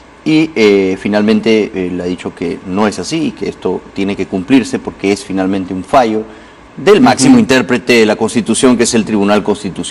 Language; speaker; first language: Spanish; native; Spanish